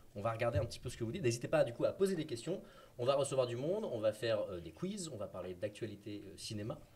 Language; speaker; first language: French; native; French